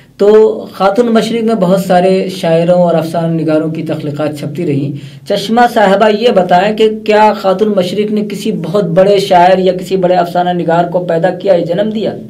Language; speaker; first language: Urdu; native; Urdu